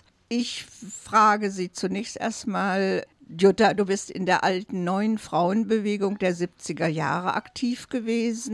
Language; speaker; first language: German; native; German